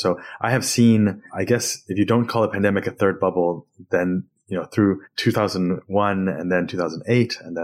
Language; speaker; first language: English; native; English